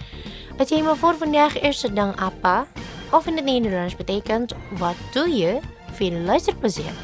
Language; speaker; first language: Dutch; non-native, learner; Indonesian